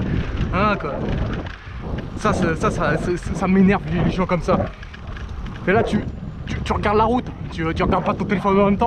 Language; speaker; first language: French; native; French